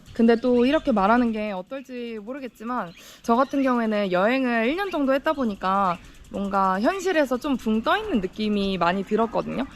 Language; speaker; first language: Korean; native; Korean